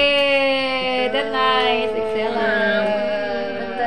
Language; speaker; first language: English; non-native, fluent; Indonesian